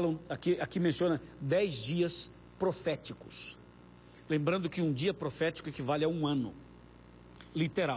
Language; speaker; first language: Portuguese; native; Portuguese